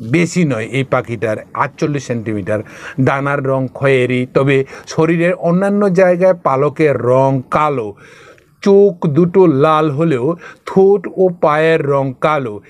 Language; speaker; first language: Bangla; non-native, local second language; Kok Borok